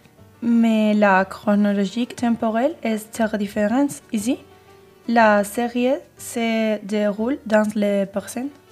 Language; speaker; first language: French; non-native, learner; Spanish